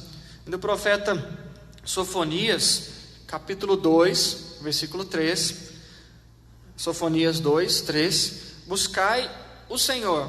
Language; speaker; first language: Portuguese; native; Portuguese